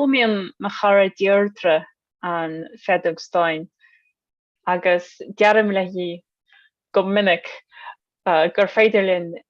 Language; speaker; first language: Irish; non-native, learner; English